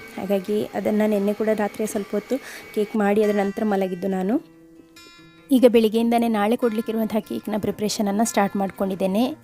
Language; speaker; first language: Kannada; non-native, local second language; Konkani